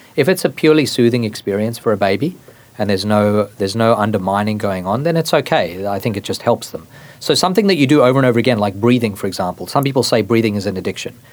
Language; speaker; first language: English; native; English